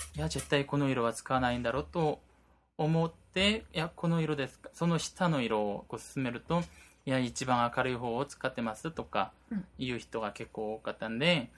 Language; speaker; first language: Japanese; non-native, fluent; Korean